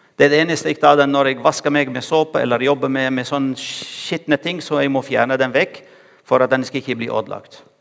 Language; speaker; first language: Norwegian; non-native, fluent; Arabic